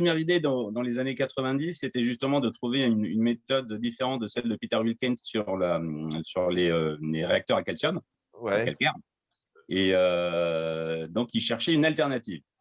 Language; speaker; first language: French; native; French